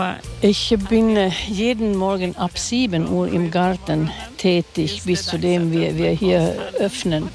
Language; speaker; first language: German; non-native, fluent; Swedish